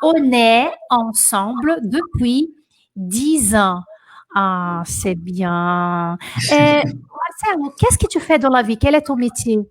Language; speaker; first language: French; non-native, fluent; Portuguese